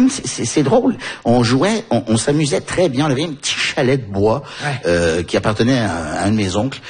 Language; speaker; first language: French; early bilingual, other home language; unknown